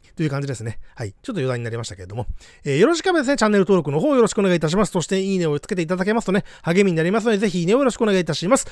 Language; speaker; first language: Japanese; native; Japanese